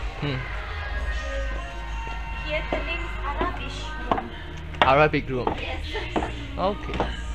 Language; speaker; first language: English; non-native, learner; Romanian